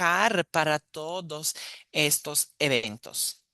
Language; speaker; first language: Spanish; non-native, fluent; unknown